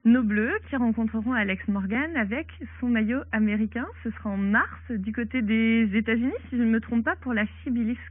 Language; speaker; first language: French; native; French